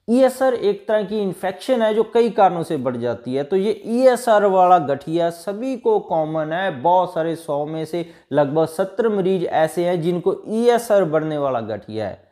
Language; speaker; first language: Hindi; native; Hindi